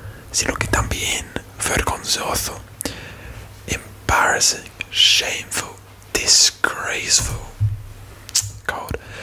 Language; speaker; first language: Spanish; non-native, learner; English